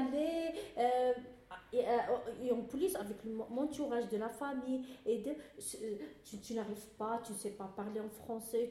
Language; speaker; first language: French; non-native, learner; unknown